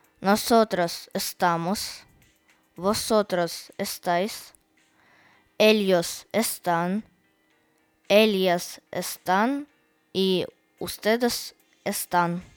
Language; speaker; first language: Spanish; non-native, learner; Russian